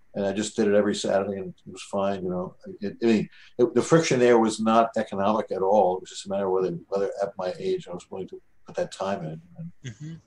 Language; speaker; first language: English; native; English